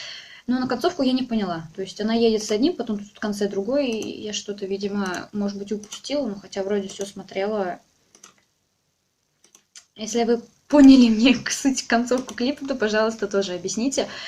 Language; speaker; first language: Russian; native; Russian